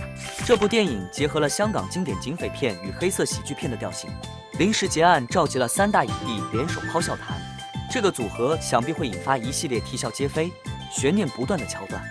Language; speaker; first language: Chinese; native; Chinese